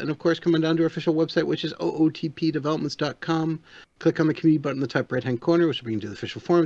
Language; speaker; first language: English; native; English